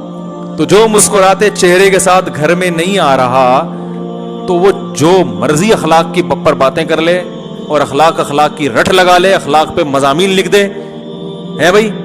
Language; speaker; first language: Urdu; native; Urdu